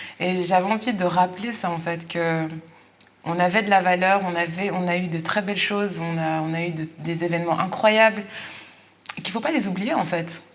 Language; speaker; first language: French; native; French